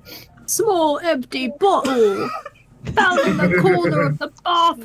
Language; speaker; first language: English; native; English